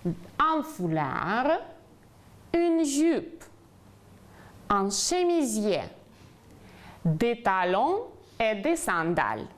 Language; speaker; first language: French; non-native, fluent; Ukrainian